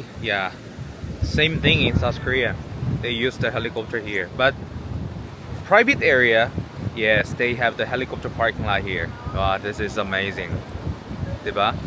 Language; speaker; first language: English; non-native, learner; Korean